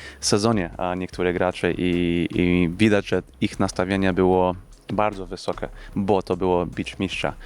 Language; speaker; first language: Polish; early bilingual, heritage; English